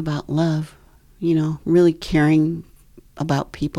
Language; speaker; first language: English; native; English